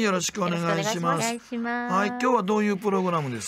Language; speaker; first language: Japanese; native; Japanese